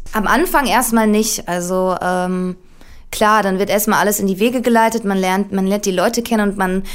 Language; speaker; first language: German; native; German